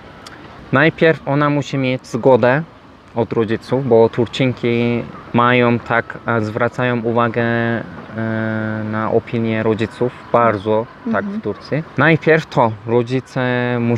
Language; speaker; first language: Polish; non-native, learner; Turkish